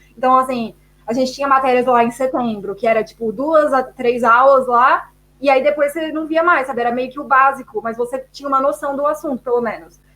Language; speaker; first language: Portuguese; native; Portuguese